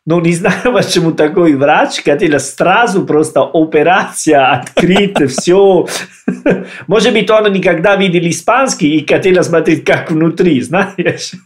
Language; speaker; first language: Russian; non-native, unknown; Italian